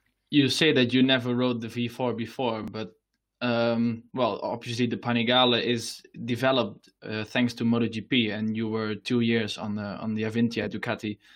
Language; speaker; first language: English; non-native, fluent; Dutch